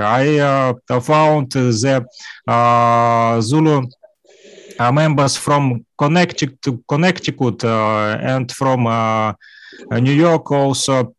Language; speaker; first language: English; non-native, learner; Russian